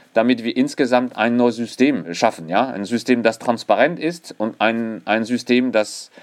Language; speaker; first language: German; non-native, fluent; French